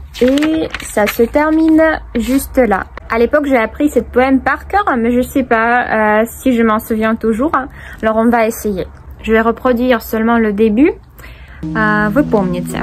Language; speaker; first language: French; non-native, fluent; Russian